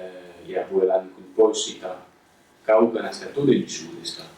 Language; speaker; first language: Finnish; non-native, fluent; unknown